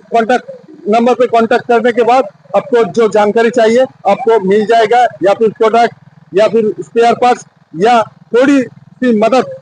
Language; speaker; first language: Hindi; non-native, local second language; Bangla